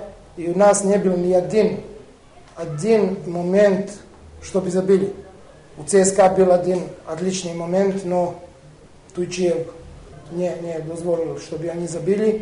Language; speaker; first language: Russian; non-native, learner; Serbian